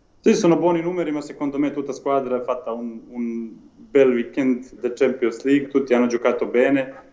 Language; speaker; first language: Italian; non-native, learner; Serbian